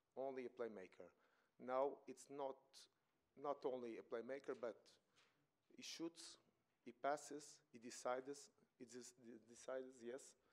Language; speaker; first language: English; non-native, fluent; Portuguese